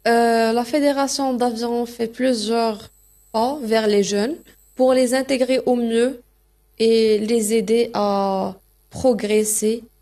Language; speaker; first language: French; non-native, local second language; Arabic